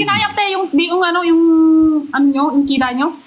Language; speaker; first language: Filipino; non-native, learner; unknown